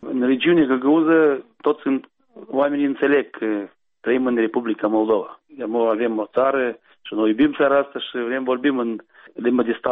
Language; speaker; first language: Romanian; non-native, local second language; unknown